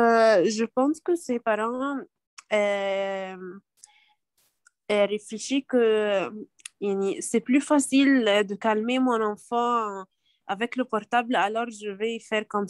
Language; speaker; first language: French; non-native, learner; Arabic